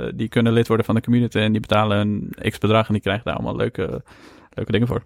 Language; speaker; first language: Dutch; early bilingual, other home language; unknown